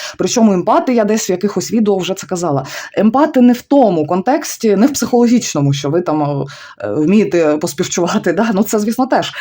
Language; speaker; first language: Ukrainian; non-native, local second language; Russian